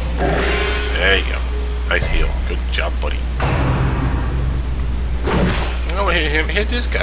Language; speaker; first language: English; native; English